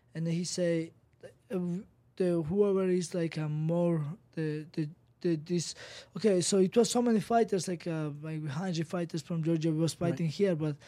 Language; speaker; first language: English; non-native, learner; Georgian